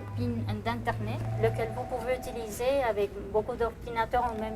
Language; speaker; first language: French; non-native, fluent; Spanish